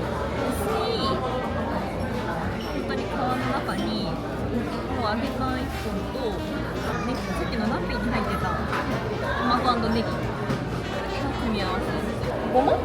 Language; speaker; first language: Japanese; native; Japanese